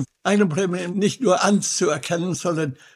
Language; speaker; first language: German; non-native, fluent; English